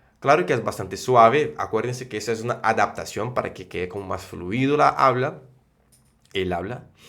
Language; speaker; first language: Spanish; non-native, fluent; Portuguese